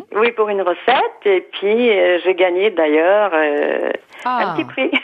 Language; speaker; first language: French; non-native, fluent; Polish